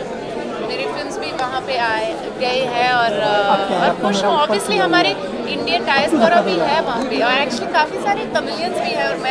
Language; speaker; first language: Hindi; early bilingual, other home language; French